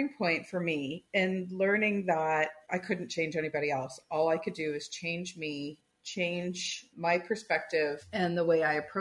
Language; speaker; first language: English; native; English